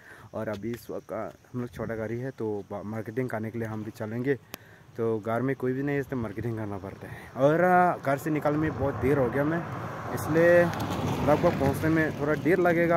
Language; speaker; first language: Hindi; non-native, local second language; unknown